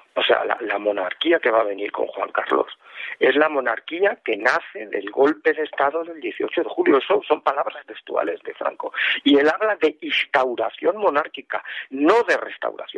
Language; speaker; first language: Spanish; native; Spanish